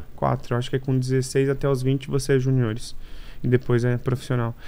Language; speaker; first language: Portuguese; native; Portuguese